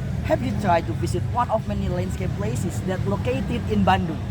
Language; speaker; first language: English; non-native, learner; Indonesian